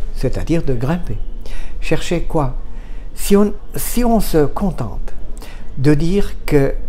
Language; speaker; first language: French; non-native, fluent; Romanian